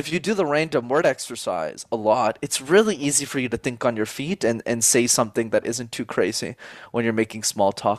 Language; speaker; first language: English; native; English